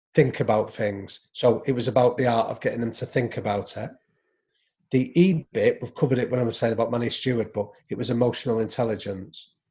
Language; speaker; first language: English; native; English